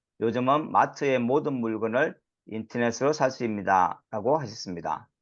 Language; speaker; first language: Korean; native; Korean